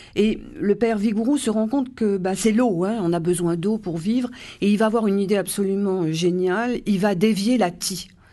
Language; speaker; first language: French; native; French